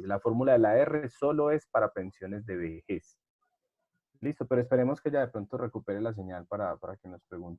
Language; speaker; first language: Spanish; native; Spanish